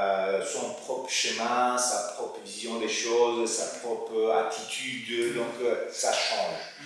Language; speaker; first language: French; non-native, fluent; Italian